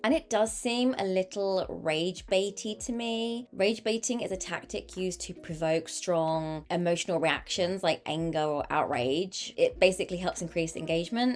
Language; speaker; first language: English; native; English